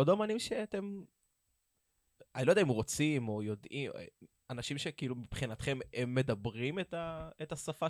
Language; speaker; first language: Hebrew; native; Hebrew